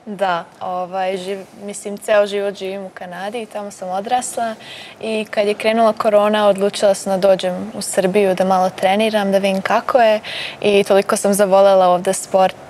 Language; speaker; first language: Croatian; early bilingual, heritage; Serbian